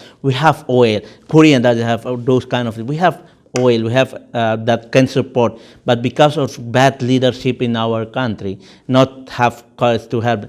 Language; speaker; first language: English; non-native, fluent; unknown